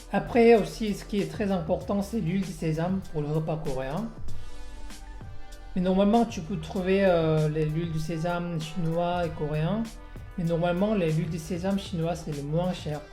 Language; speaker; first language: French; non-native, learner; Korean